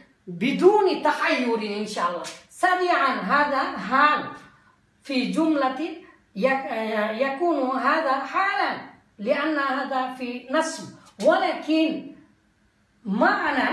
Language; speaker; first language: Arabic; non-native, fluent; Bangla